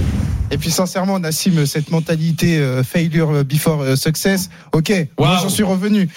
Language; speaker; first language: French; native; French